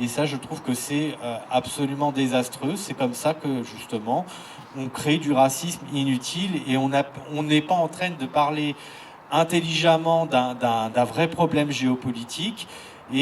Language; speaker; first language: French; native; French